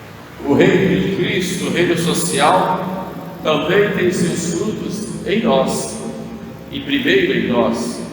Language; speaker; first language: Portuguese; native; Portuguese